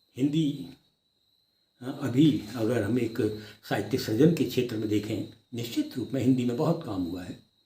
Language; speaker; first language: Hindi; non-native, local second language; Garhwali